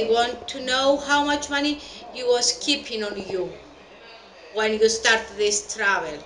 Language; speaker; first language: English; non-native, local second language; Greek